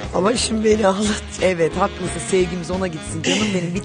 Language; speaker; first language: Turkish; native; Turkish